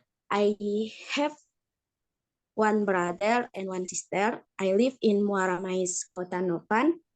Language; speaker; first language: English; non-native, learner; Indonesian